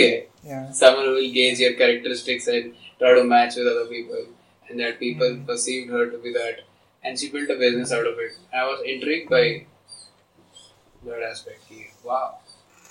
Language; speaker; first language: English; non-native, local second language; Hindi